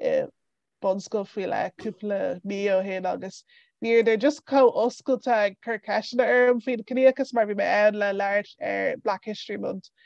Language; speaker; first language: Irish; non-native, local second language; English